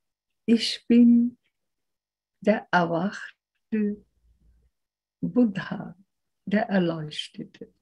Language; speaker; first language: German; non-native, fluent; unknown